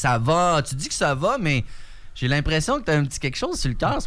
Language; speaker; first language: French; native; French